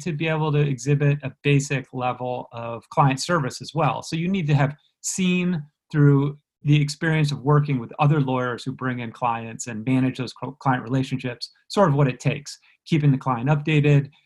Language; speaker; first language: English; native; English